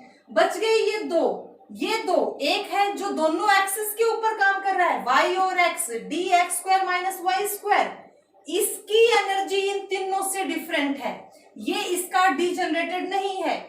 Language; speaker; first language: Hindi; native; Hindi